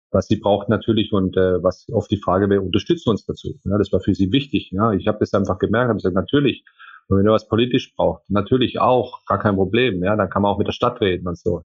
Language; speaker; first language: German; early bilingual, other home language; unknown